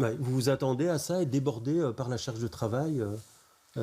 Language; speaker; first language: French; native; French